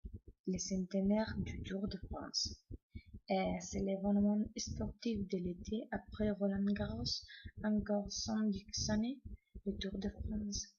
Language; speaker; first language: French; non-native, learner; Spanish